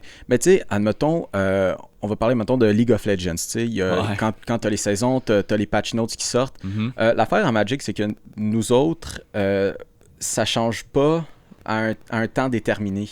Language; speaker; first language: French; native; French